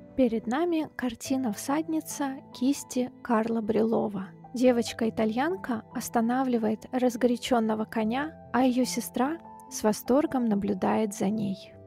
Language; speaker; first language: Russian; native; Russian